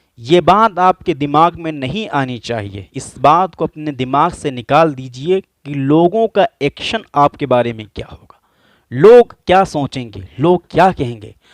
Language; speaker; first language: Urdu; native; Urdu